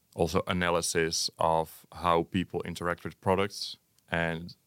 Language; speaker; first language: English; non-native, fluent; Dutch